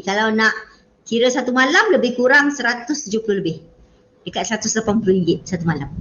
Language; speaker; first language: Malay; native; Malay